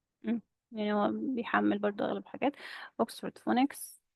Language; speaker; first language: Arabic; native; Arabic